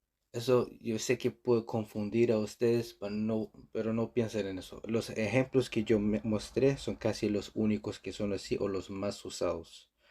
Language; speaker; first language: Spanish; non-native, fluent; Icelandic